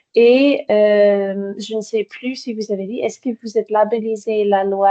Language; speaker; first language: French; native; French